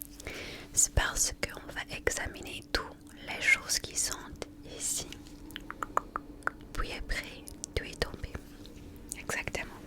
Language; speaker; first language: French; non-native, fluent; English